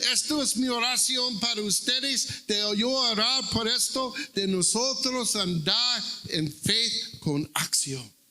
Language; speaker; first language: Spanish; non-native, learner; English